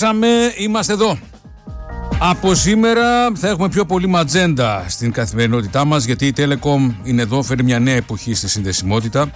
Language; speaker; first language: Greek; native; Greek